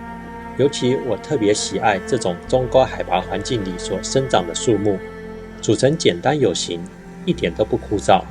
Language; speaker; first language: Chinese; native; Chinese